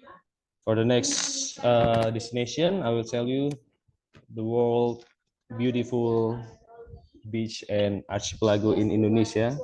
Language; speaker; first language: English; non-native, local second language; Indonesian